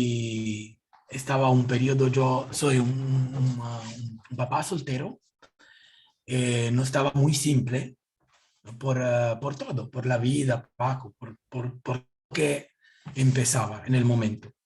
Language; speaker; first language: Spanish; non-native, learner; Italian